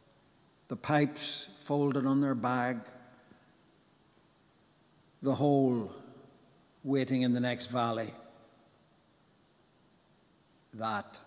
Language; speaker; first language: English; native; English